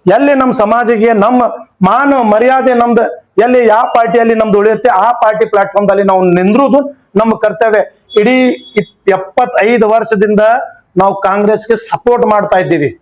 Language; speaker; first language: Kannada; non-native, local second language; Urdu